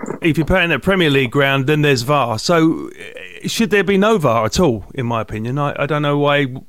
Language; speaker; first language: English; native; English